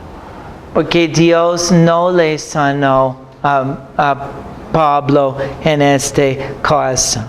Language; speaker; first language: Spanish; non-native, fluent; English